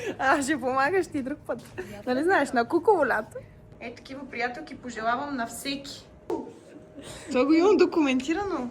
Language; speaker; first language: Bulgarian; native; Bulgarian